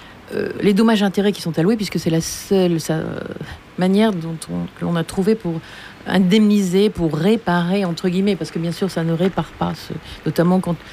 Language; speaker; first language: French; native; French